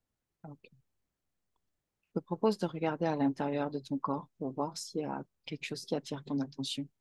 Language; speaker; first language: French; native; French